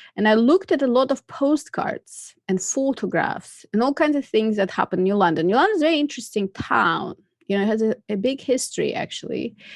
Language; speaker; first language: English; non-native, fluent; Russian